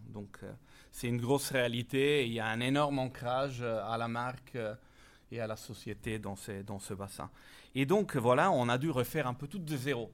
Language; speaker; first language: French; non-native, fluent; Italian